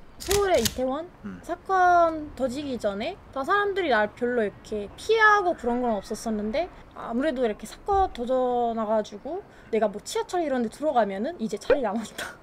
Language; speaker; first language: Korean; non-native, fluent; Italian